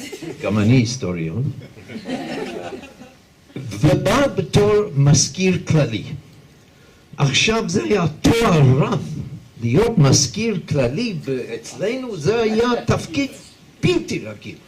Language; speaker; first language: Hebrew; non-native, fluent; English